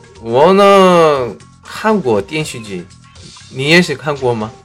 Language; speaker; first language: Chinese; non-native, learner; Korean